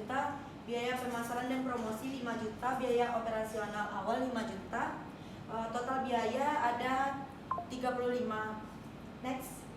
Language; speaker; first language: Indonesian; native; Indonesian